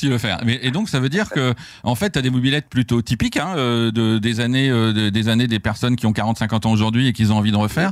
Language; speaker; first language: French; native; French